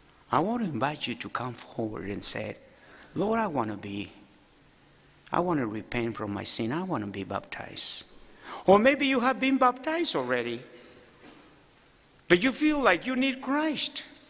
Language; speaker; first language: English; non-native, fluent; Spanish